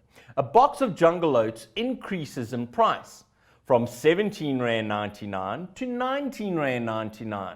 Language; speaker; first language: English; native; English